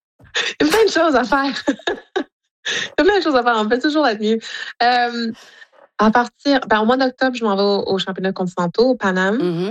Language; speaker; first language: French; native; French